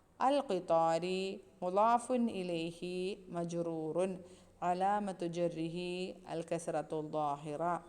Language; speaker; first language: Arabic; non-native, fluent; Malayalam